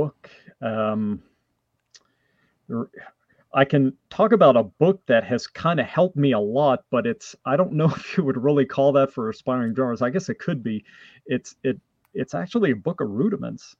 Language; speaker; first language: English; non-native, fluent; French